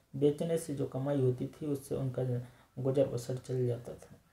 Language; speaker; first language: Hindi; native; Hindi